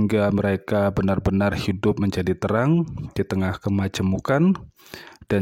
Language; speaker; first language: Indonesian; native; Indonesian